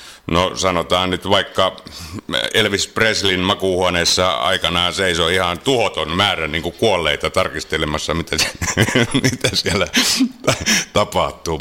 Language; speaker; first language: Finnish; native; Finnish